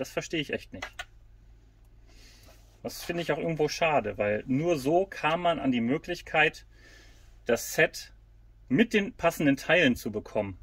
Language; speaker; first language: German; native; German